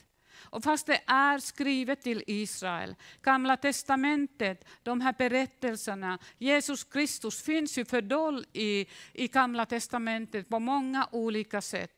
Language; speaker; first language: Swedish; non-native, fluent; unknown